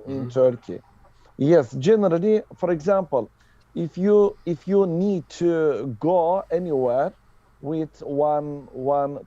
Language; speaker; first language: English; non-native, learner; Turkish